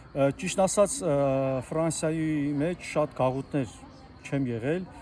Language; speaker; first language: Armenian; native; Armenian